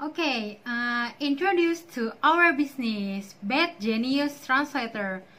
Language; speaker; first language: English; non-native, learner; Indonesian